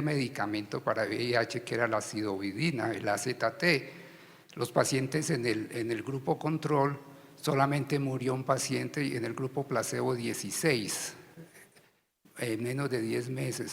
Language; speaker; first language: Spanish; native; Spanish